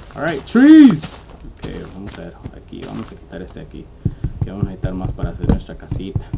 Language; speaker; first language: Spanish; early bilingual, heritage; English